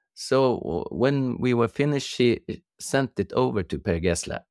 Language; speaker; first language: English; non-native, fluent; Norwegian